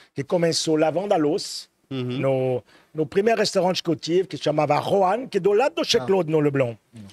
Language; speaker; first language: Portuguese; non-native, fluent; French